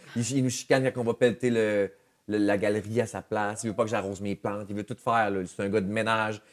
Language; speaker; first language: French; native; French